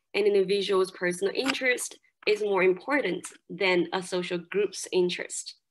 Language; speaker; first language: English; non-native, fluent; Chinese